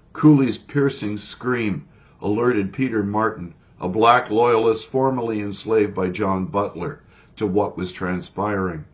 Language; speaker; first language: English; native; English